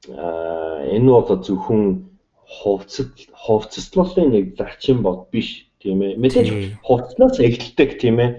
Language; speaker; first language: Mongolian; non-native, fluent; English